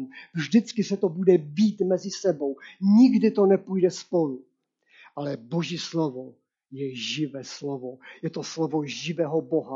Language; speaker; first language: Czech; non-native, local second language; Polish